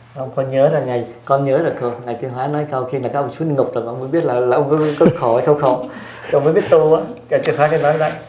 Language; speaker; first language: Vietnamese; native; Vietnamese